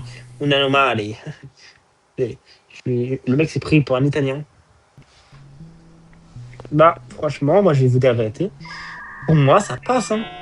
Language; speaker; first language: French; native; French